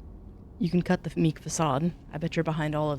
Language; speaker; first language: English; native; English